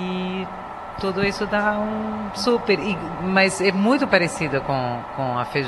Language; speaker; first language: Portuguese; non-native, fluent; Spanish